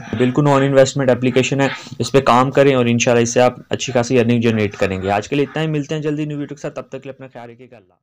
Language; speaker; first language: Urdu; non-native, local second language; Punjabi